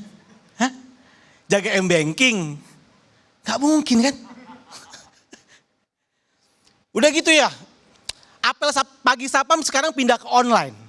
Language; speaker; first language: Indonesian; native; Indonesian